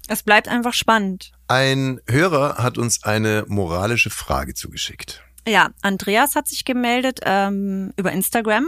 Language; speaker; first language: German; native; German